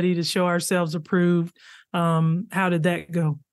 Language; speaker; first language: English; native; English